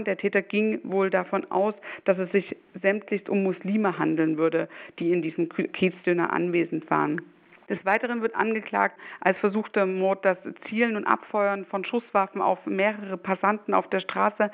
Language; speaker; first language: German; native; German